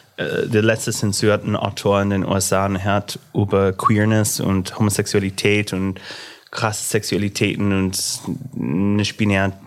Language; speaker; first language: German; non-native, fluent; English